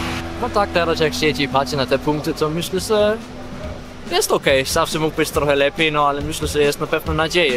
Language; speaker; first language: Polish; non-native, learner; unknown